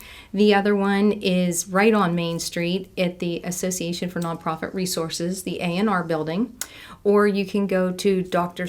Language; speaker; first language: English; native; English